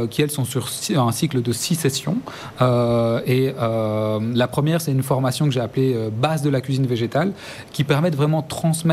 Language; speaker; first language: French; native; French